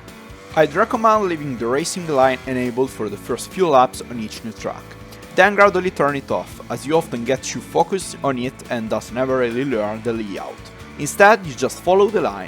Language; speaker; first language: English; non-native, fluent; German